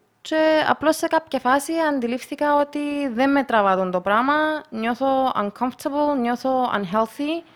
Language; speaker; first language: Greek; early bilingual, other home language; Russian